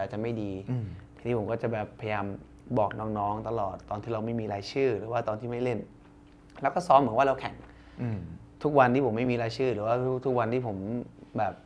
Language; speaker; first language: Thai; early bilingual, other home language; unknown